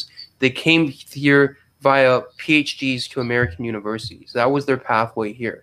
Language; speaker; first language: English; native; English